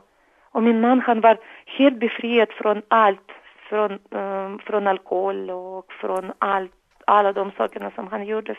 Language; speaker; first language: Swedish; non-native, learner; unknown